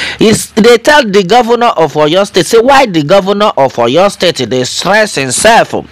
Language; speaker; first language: Nigerian Pidgin; non-native, local second language; Yoruba